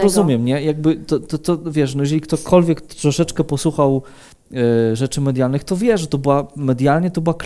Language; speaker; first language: Polish; native; Polish